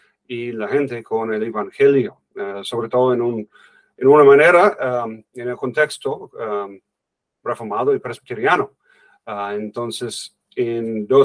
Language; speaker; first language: Spanish; non-native, fluent; English